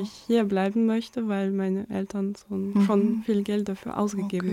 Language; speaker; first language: German; non-native, fluent; Russian